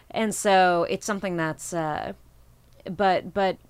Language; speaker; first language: English; native; English